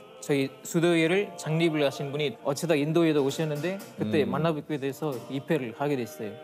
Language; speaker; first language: Korean; non-native, fluent; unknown